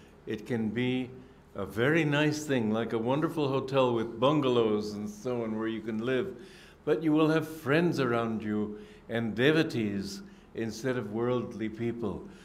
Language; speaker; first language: English; native; English